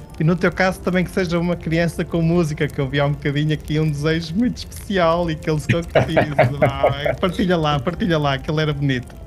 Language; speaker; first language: Portuguese; early bilingual, heritage; Portuguese